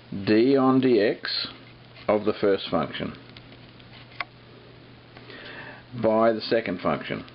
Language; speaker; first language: English; native; English